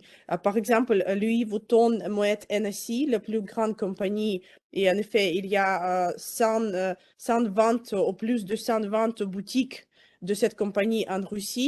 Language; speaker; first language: French; non-native, fluent; Ukrainian